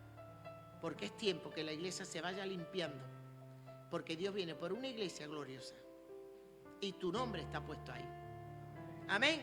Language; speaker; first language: Spanish; native; Spanish